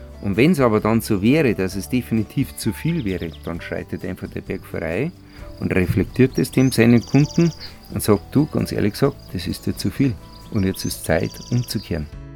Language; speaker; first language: German; native; German